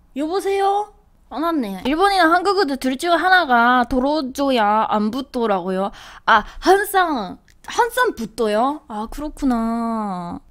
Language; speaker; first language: Korean; non-native, fluent; Japanese